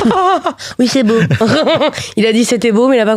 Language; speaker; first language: French; native; French